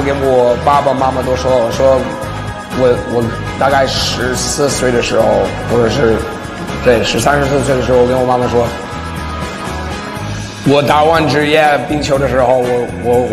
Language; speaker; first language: Chinese; early bilingual, other home language; English